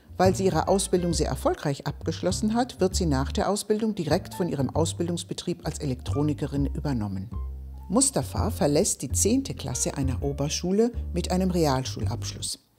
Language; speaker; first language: German; non-native, fluent; Greek